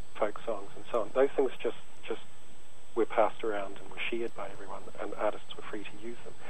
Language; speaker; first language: English; native; English